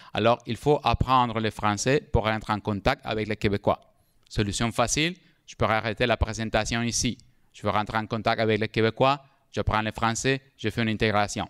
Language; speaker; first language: French; non-native, fluent; Spanish